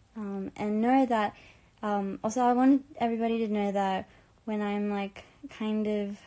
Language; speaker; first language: English; early bilingual, other home language; Korean